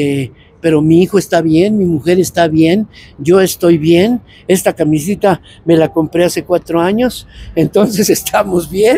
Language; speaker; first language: Spanish; native; Spanish